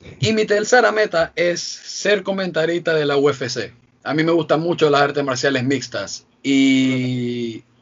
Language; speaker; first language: Spanish; native; Spanish